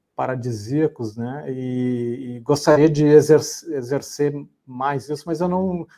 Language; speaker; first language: Portuguese; native; Portuguese